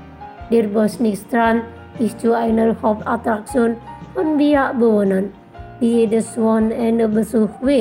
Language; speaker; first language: German; non-native, fluent; Indonesian